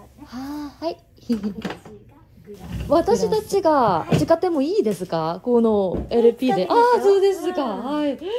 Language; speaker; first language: Japanese; non-native, learner; Korean